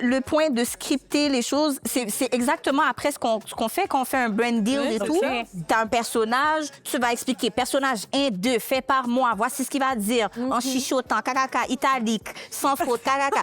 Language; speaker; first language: French; native; French